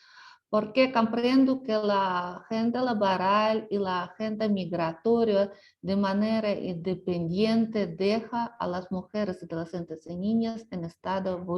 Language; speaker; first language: Spanish; non-native, fluent; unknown